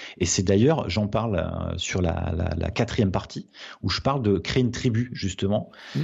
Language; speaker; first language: French; native; French